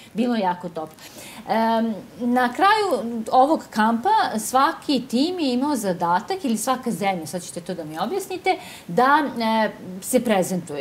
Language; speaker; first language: Serbian; native; Serbian